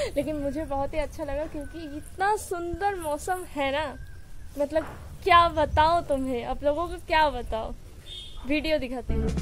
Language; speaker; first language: Hindi; non-native, local second language; Bangla